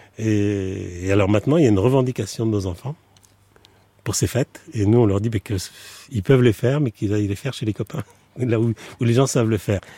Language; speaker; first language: French; early bilingual, other home language; Yiddish